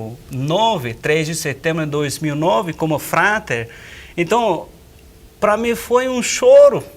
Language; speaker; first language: Portuguese; non-native, fluent; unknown